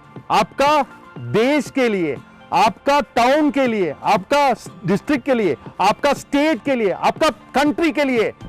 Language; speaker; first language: Hindi; non-native, local second language; Tamil